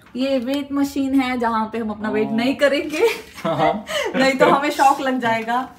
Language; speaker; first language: Hindi; native; Hindi